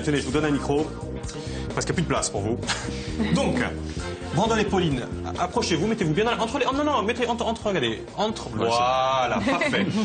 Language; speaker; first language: French; native; French